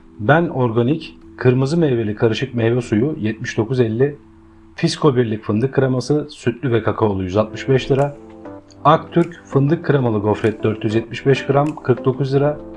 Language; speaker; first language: Turkish; native; Turkish